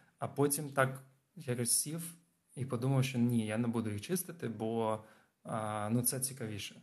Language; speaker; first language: Ukrainian; non-native, local second language; Russian